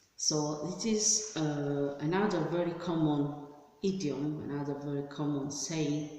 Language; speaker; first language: English; non-native, fluent; Italian